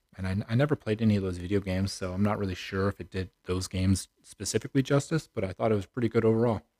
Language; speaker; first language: English; native; English